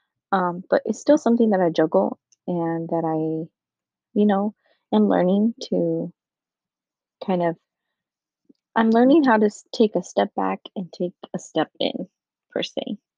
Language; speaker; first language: English; early bilingual, other home language; Spanish